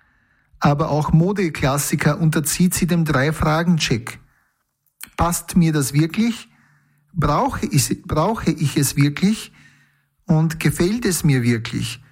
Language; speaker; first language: German; native; German